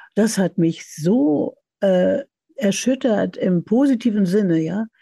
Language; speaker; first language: German; native; German